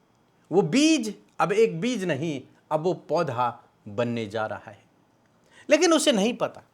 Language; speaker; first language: Hindi; native; Hindi